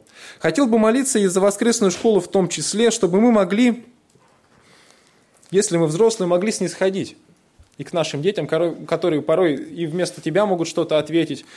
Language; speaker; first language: Russian; native; Russian